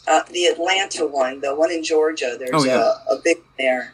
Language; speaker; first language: English; native; English